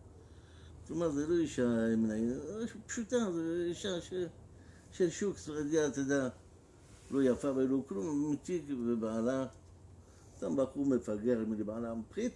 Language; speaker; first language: Hebrew; non-native, fluent; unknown